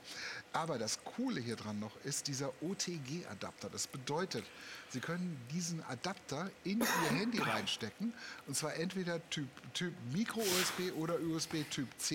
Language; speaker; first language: German; native; German